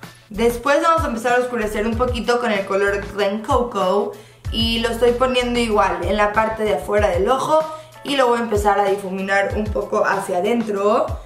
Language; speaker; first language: Spanish; native; Spanish